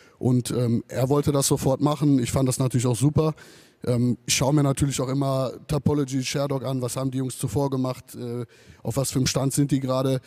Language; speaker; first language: German; native; German